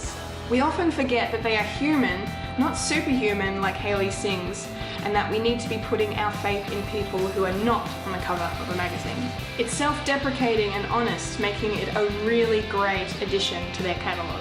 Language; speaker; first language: English; native; English